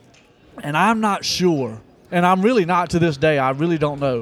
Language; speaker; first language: English; native; English